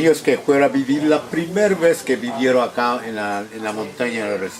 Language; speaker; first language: Spanish; non-native, local second language; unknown